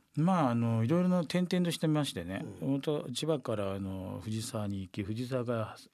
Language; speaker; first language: Japanese; native; Japanese